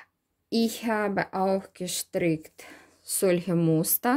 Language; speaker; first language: German; non-native, learner; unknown